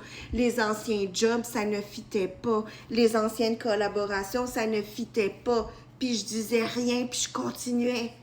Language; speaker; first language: French; native; French